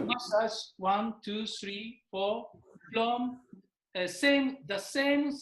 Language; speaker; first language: English; non-native, learner; Japanese